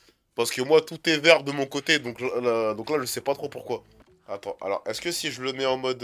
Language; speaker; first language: French; native; French